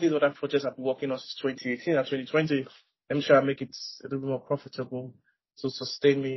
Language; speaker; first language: English; non-native, local second language; Yoruba